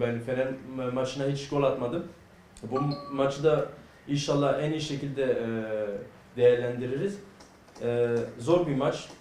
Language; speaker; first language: Turkish; early bilingual, heritage; Turkish